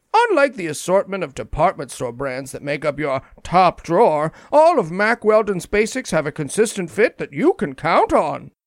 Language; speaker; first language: English; native; English